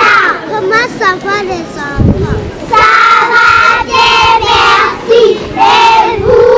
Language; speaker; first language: French; non-native, learner; Kinyarwanda